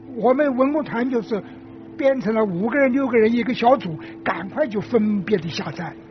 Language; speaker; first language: Chinese; native; Chinese